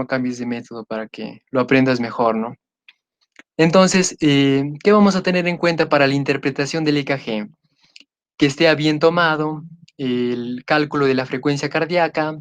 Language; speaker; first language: Spanish; native; Spanish